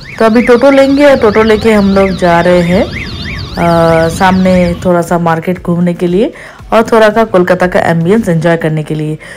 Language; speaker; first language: Hindi; non-native, local second language; Bangla